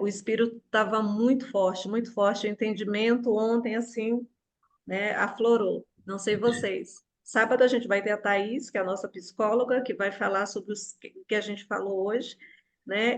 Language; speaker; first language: Portuguese; native; Portuguese